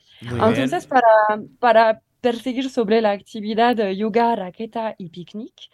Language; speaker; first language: Spanish; non-native, learner; French